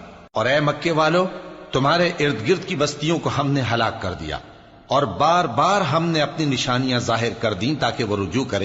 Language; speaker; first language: Urdu; native; Urdu